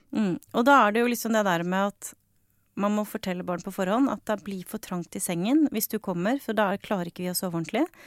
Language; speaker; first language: Norwegian; native; Norwegian